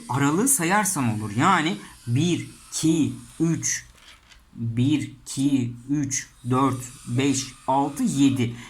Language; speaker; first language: Turkish; native; Turkish